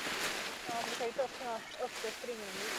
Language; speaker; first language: Swedish; native; Swedish